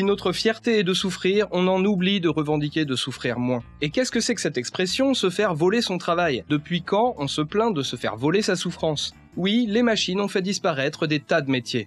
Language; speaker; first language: French; native; French